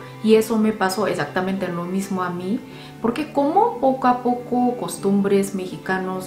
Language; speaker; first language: Spanish; non-native, fluent; Korean